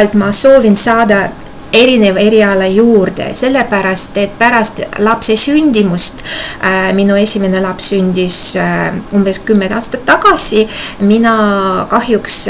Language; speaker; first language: Estonian; non-native, local second language; Russian